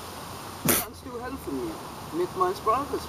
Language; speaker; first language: German; non-native, learner; English